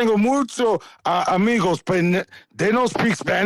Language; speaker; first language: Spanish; non-native, learner; English